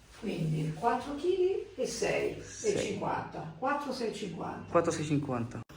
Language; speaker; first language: Italian; native; Italian